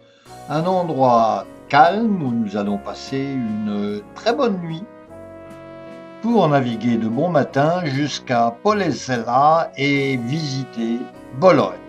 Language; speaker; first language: French; native; French